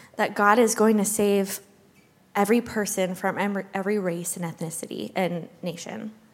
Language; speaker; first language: English; native; English